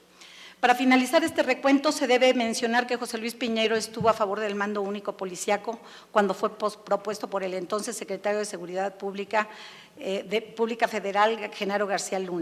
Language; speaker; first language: Spanish; native; Spanish